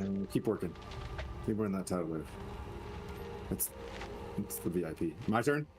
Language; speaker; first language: English; native; English